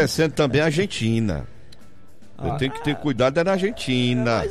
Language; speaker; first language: Portuguese; native; Portuguese